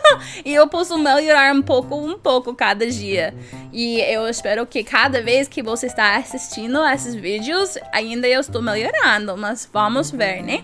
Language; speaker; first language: Portuguese; non-native, learner; English